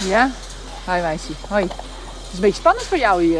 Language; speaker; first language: Dutch; native; Dutch